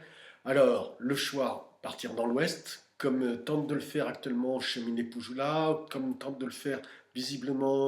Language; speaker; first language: French; native; French